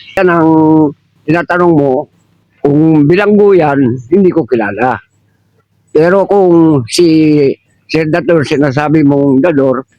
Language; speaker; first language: Filipino; native; Filipino